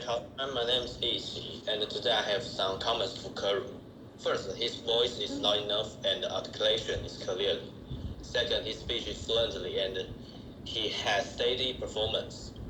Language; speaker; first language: English; non-native, learner; Chinese